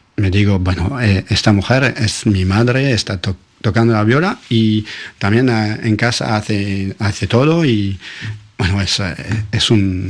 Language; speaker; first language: Spanish; non-native, fluent; French